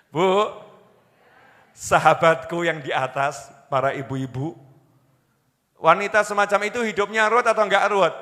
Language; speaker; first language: Indonesian; native; Indonesian